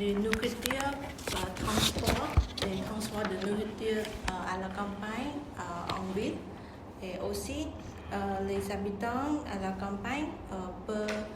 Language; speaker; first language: French; non-native, learner; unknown